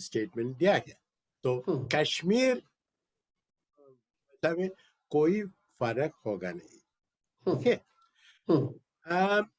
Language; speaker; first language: Hindi; non-native, local second language; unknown